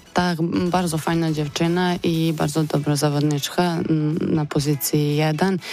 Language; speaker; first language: Polish; non-native, fluent; Serbian